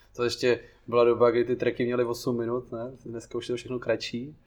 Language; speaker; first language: Czech; non-native, fluent; English